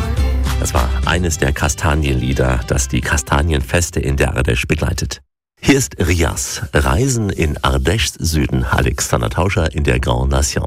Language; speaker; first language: German; native; German